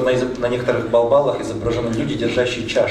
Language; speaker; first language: Russian; native; Russian